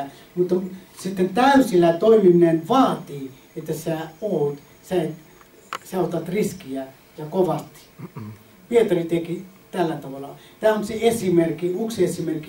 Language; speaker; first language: Finnish; non-native, fluent; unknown